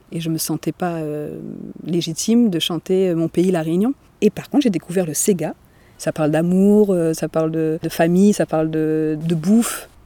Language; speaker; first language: French; native; French